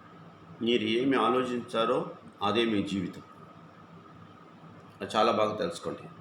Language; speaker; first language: Telugu; non-native, fluent; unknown